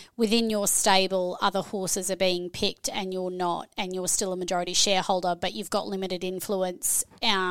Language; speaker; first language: English; native; English